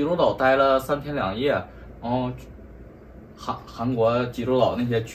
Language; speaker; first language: Chinese; native; Chinese